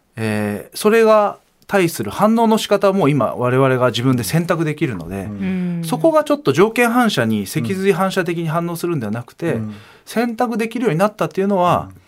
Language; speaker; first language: Japanese; native; Japanese